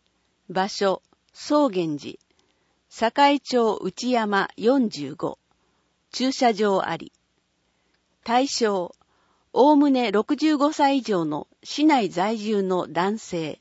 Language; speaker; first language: Japanese; native; Japanese